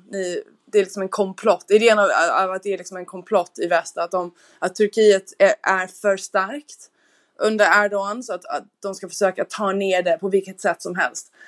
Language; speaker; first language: Swedish; non-native, fluent; English